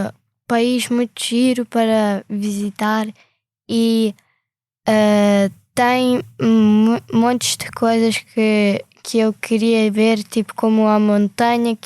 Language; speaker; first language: Portuguese; early bilingual, other home language; Ukrainian